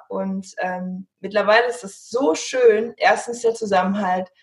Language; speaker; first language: German; early bilingual, heritage; German